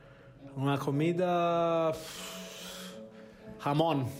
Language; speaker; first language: Spanish; non-native, fluent; Italian